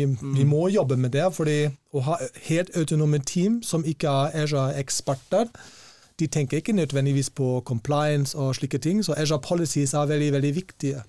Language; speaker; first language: Norwegian; non-native, fluent; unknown